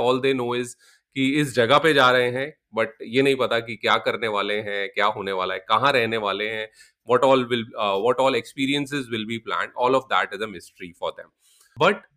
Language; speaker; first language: English; non-native, local second language; Hindi